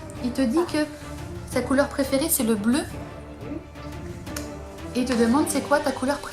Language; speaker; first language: French; native; French